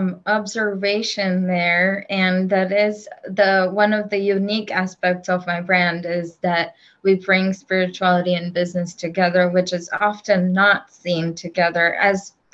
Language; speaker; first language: English; non-native, local second language; Gujarati